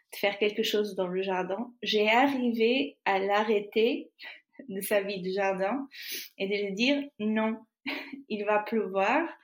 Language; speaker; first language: French; non-native, fluent; Portuguese